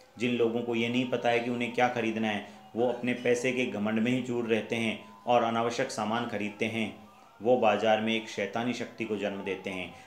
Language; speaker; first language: Hindi; native; Hindi